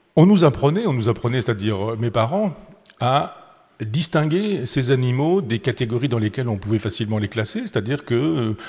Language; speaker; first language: French; native; French